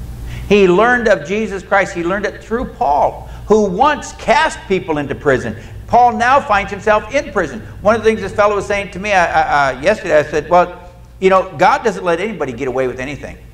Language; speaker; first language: English; native; English